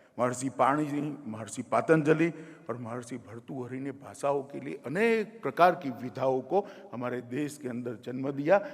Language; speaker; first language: Hindi; non-native, local second language; Gujarati